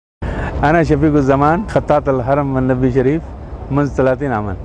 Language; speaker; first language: Arabic; non-native, fluent; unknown